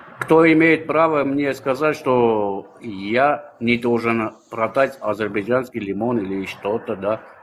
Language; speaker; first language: Russian; non-native, local second language; Armenian